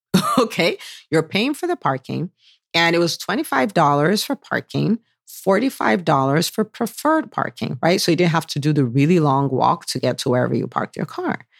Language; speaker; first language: English; non-native, local second language; Yoruba